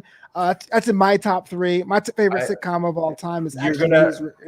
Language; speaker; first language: English; native; English